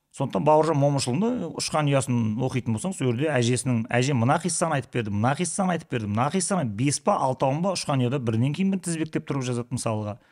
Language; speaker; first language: Kazakh; native; Kazakh